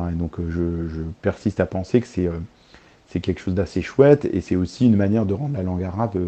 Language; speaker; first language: French; early bilingual, other home language; Arabic